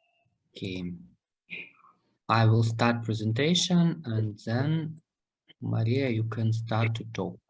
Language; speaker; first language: English; non-native, fluent; Russian